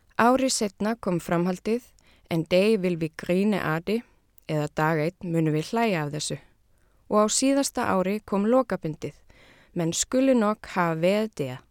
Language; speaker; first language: Icelandic; native; Icelandic